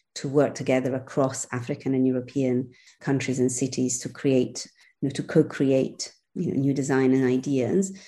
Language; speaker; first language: English; non-native, fluent; Italian